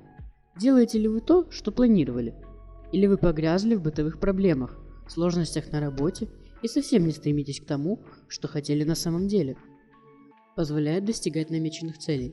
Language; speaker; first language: Russian; native; Russian